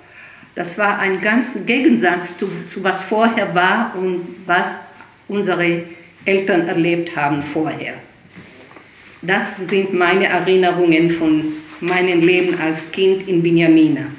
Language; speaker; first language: German; early bilingual, heritage; German